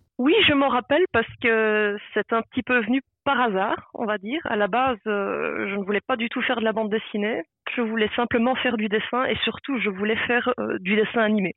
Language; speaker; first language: French; native; French